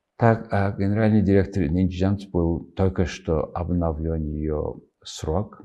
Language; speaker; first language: Russian; non-native, fluent; Mongolian